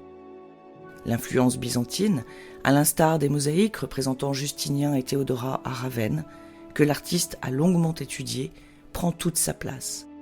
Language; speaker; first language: French; native; French